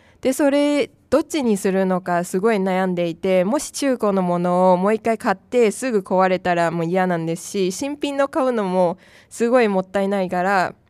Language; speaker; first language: Japanese; non-native, fluent; Chinese